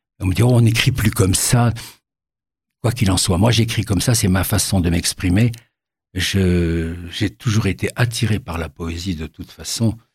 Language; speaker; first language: French; native; French